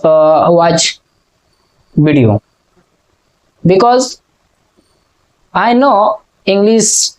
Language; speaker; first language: English; non-native, learner; Hindi